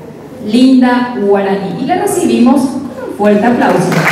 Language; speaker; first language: Spanish; native; Spanish